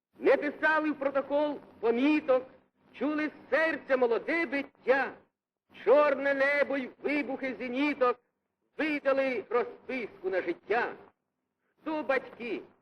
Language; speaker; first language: Ukrainian; native; Ukrainian